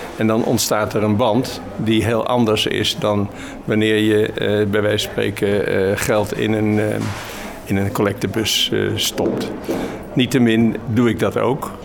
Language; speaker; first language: Dutch; native; Dutch